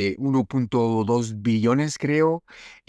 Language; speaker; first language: Spanish; non-native, fluent; French